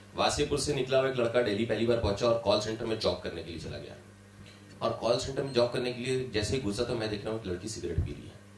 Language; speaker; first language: Hindi; native; Hindi